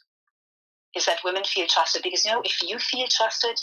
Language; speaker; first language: English; non-native, fluent; German